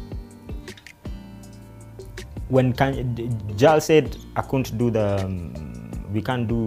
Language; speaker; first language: English; non-native, local second language; Swahili